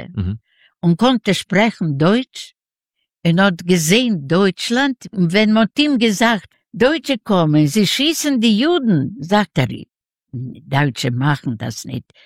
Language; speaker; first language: German; non-native, learner; Yiddish